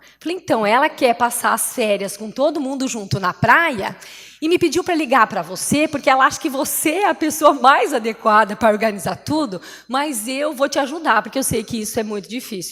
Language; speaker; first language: Portuguese; native; Portuguese